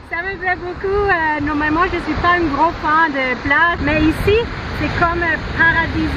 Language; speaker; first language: French; non-native, learner; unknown